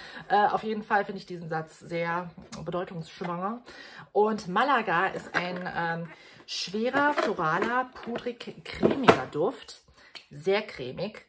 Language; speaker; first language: German; native; German